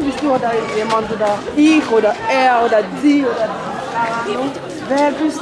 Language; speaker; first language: German; non-native, learner; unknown